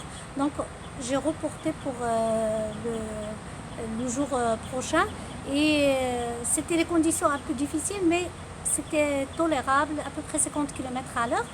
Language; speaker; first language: French; non-native, local second language; Arabic